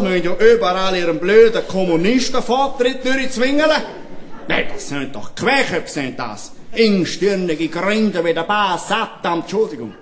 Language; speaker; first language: German; native; German